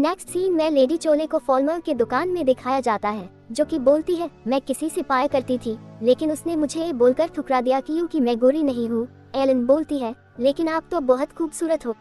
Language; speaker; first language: Hindi; non-native, local second language; Bangla